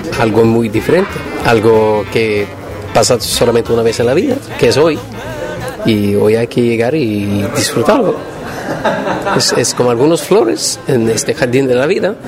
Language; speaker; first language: Spanish; non-native, fluent; Swedish